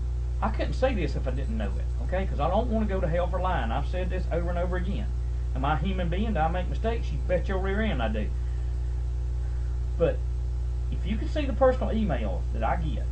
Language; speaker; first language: English; native; English